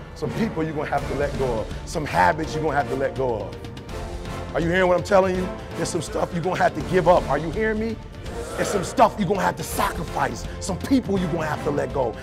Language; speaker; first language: English; native; English